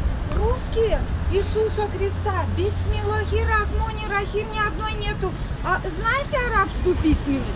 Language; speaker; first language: Russian; non-native, local second language; Tajik